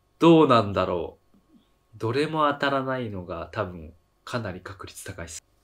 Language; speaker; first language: Japanese; native; Japanese